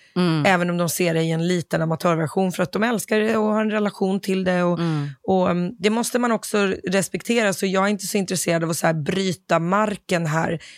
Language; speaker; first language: Swedish; early bilingual, other home language; English